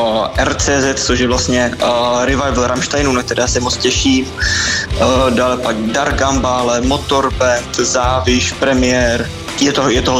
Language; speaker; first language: Czech; native; Czech